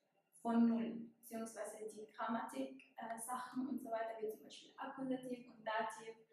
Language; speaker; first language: German; non-native, fluent; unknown